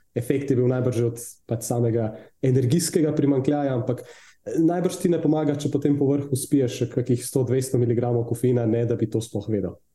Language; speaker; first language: Slovenian; native; Slovenian